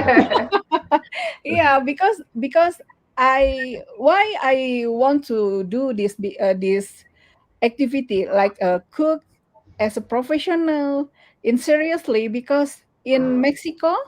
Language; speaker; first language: English; non-native, learner; Indonesian